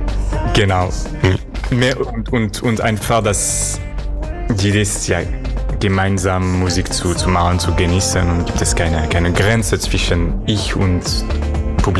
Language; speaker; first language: German; non-native, learner; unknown